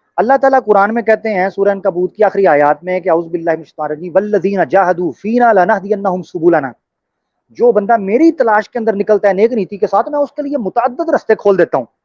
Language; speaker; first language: Urdu; native; Urdu